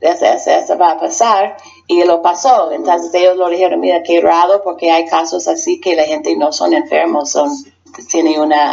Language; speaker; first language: Spanish; non-native, fluent; English